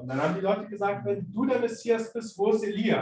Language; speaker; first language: German; native; German